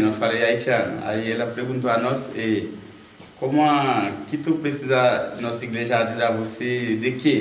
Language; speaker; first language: Portuguese; non-native, learner; Haitian Creole